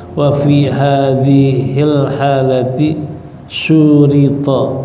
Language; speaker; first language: Arabic; non-native, fluent; Indonesian